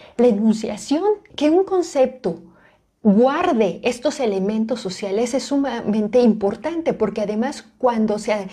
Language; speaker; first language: Spanish; native; Spanish